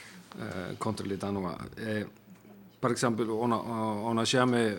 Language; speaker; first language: French; non-native, fluent; Icelandic